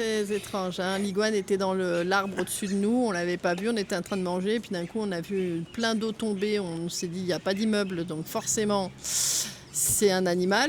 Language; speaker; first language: French; native; French